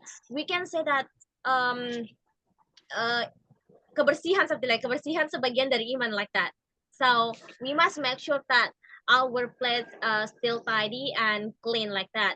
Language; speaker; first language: English; non-native, learner; Indonesian